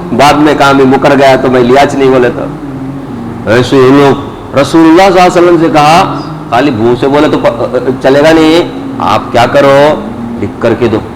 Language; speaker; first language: Urdu; native; Urdu